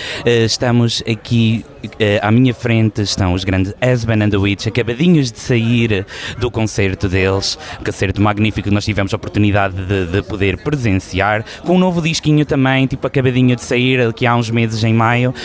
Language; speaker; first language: Portuguese; native; Portuguese